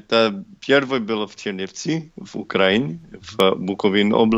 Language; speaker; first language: Russian; non-native, learner; English